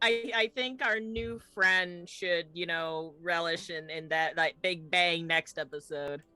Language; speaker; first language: English; native; English